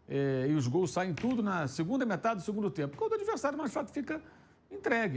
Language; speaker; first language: Portuguese; native; Portuguese